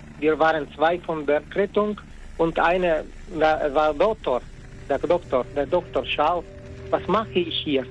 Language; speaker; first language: German; non-native, learner; Italian